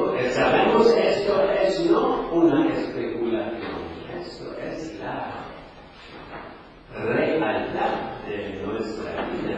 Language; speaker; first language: Spanish; non-native, fluent; Polish